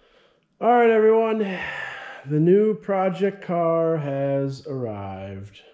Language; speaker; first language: English; native; English